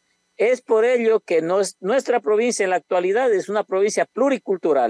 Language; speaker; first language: Spanish; native; Spanish